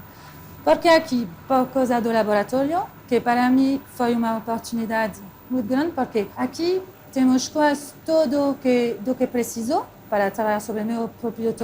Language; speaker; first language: Portuguese; non-native, fluent; French